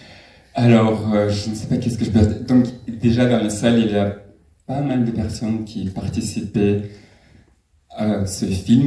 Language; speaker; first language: French; non-native, fluent; Chechen